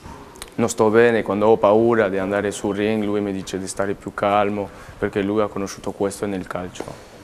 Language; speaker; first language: Italian; non-native, fluent; Spanish